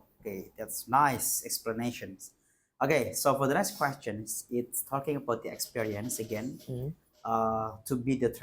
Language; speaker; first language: English; non-native, fluent; Indonesian